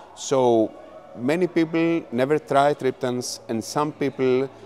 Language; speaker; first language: English; non-native, fluent; Greek